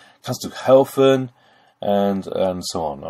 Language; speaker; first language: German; non-native, fluent; English